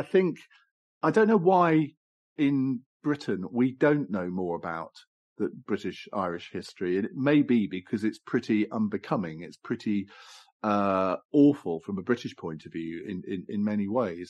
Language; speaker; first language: English; native; English